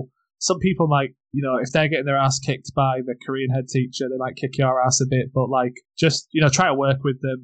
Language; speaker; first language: English; native; English